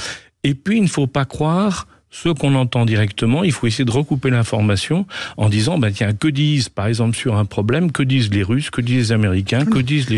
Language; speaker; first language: French; native; French